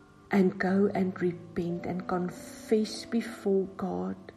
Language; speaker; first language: English; non-native, local second language; Afrikaans